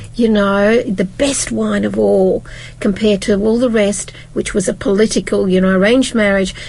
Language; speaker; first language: English; native; English